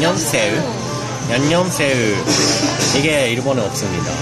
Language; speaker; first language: Korean; non-native, fluent; Japanese